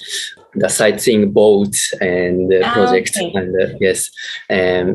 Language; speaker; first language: English; non-native, learner; Japanese